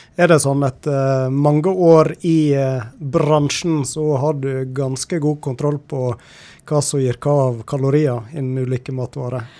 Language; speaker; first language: Norwegian; native; Norwegian